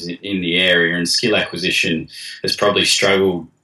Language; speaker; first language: English; native; English